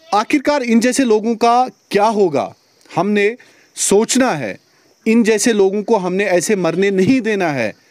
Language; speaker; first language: Hindi; non-native, local second language; Kashmiri